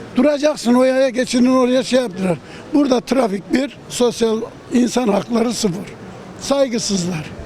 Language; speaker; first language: Turkish; native; Turkish